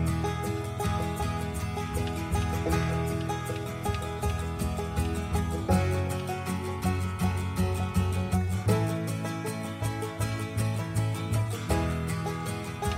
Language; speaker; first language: English; native; English